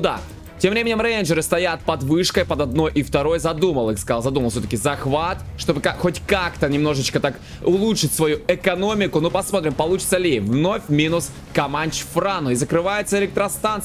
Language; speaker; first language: Russian; native; Russian